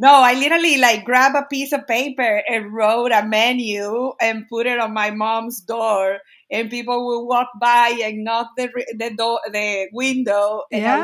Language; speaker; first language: English; non-native, fluent; Spanish